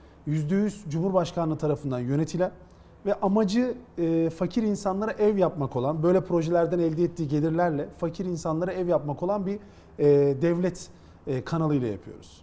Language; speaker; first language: Turkish; native; Turkish